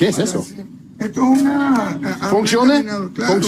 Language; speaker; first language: Spanish; non-native, learner; English